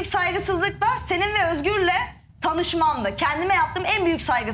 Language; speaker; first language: Turkish; native; Turkish